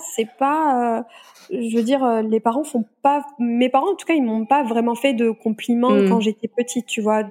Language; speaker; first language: French; native; French